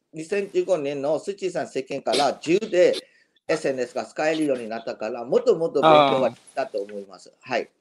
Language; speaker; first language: Japanese; non-native, fluent; Burmese